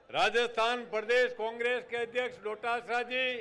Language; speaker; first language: Hindi; native; Hindi